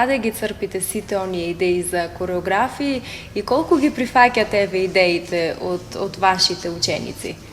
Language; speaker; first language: Macedonian; native; Macedonian